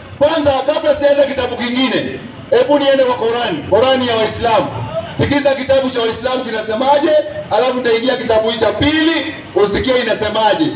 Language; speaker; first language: Swahili; non-native, local second language; Kikuyu